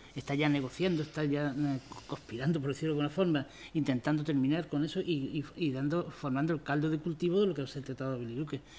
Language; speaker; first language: Spanish; native; Spanish